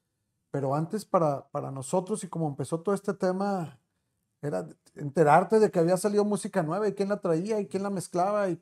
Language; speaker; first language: Spanish; native; Spanish